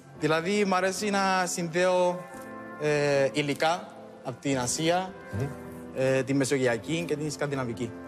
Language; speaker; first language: Greek; early bilingual, other home language; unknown